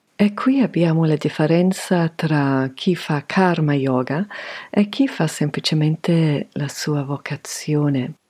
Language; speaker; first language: Italian; non-native, fluent; English